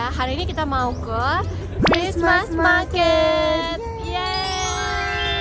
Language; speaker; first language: Indonesian; non-native, fluent; Japanese